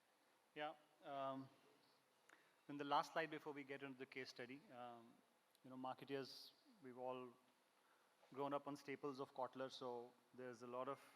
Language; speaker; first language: English; non-native, local second language; Hindi